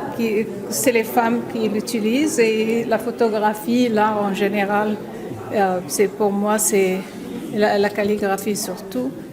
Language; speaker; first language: French; non-native, local second language; Arabic